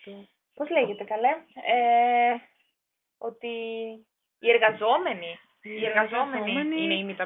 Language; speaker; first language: Greek; non-native, learner; German